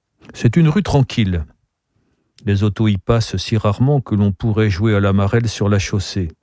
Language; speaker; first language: French; native; French